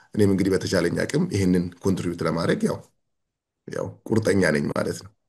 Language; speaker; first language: Amharic; non-native, local second language; Oromo